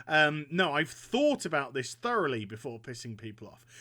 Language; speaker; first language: English; native; English